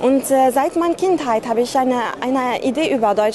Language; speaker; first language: German; non-native, learner; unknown